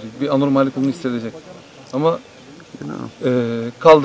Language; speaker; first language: Turkish; native; Turkish